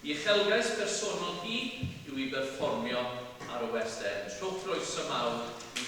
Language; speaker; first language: Welsh; native; Welsh